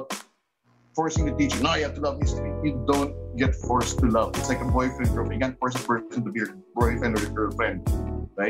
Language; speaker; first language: English; non-native, local second language; Filipino